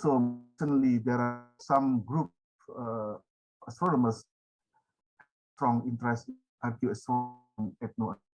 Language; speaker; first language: English; non-native, fluent; Indonesian